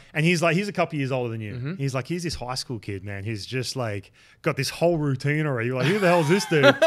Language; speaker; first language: English; native; English